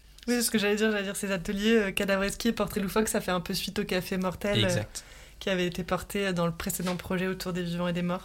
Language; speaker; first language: French; native; French